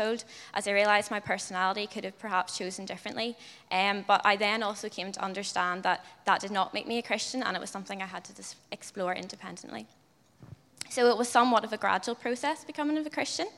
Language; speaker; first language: English; native; English